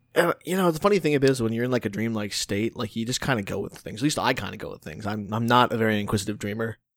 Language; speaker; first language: English; early bilingual, other home language; Hindi